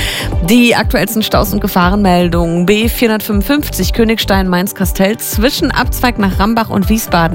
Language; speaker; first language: German; native; German